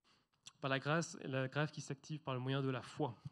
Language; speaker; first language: French; native; French